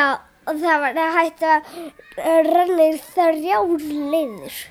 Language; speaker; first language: Icelandic; early bilingual, other home language; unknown